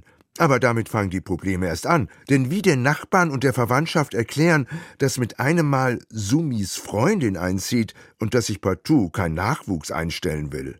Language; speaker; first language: German; native; German